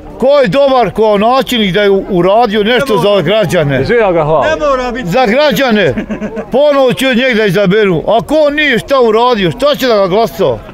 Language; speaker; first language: Croatian; native; Croatian